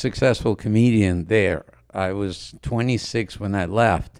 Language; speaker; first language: English; non-native, fluent; Ukrainian